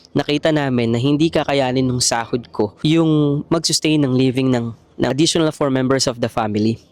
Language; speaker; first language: Filipino; native; Filipino